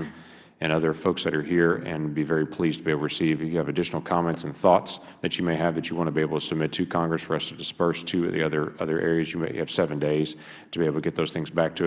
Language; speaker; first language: English; native; English